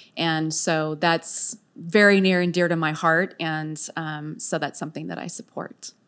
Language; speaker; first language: English; native; English